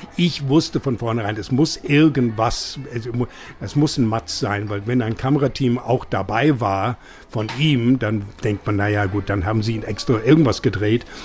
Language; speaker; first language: German; non-native, fluent; English